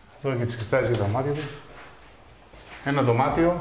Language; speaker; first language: Greek; native; Greek